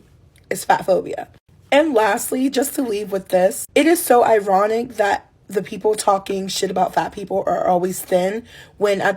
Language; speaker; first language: English; native; English